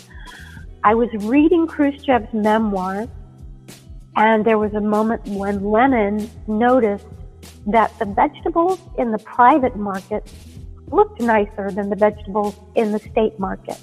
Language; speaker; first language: English; native; English